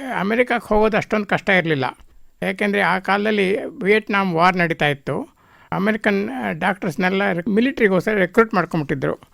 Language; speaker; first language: Kannada; native; Kannada